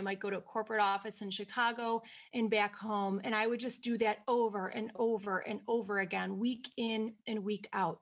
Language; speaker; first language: English; native; English